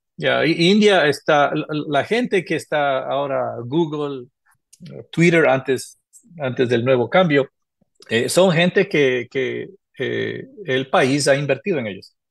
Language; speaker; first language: Spanish; native; Spanish